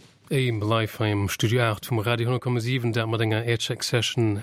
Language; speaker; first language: German; non-native, local second language; Luxembourgish